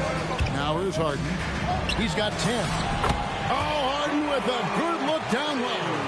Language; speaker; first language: English; native; English